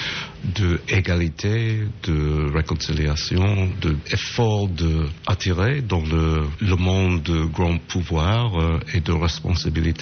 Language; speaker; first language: French; non-native, fluent; English